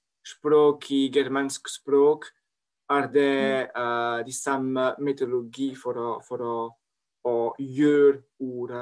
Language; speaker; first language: Norwegian; non-native, learner; French